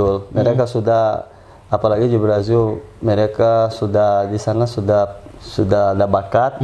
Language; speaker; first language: Indonesian; non-native, fluent; Portuguese